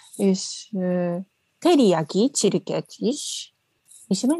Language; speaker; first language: Hungarian; non-native, learner; Japanese